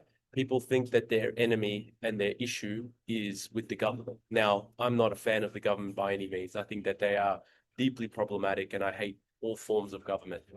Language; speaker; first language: English; native; English